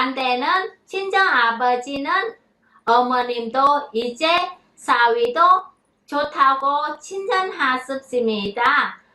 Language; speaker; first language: Korean; non-native, learner; Vietnamese